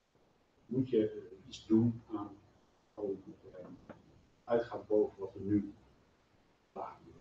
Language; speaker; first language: Dutch; native; Dutch